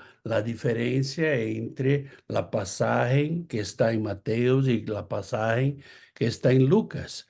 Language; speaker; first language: Spanish; non-native, fluent; Portuguese